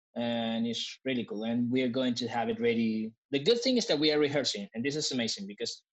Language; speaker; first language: English; non-native, fluent; Spanish